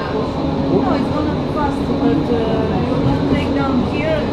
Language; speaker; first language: English; non-native, learner; Croatian